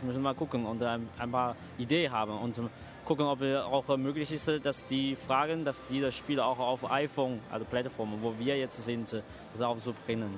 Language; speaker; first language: German; non-native, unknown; Chinese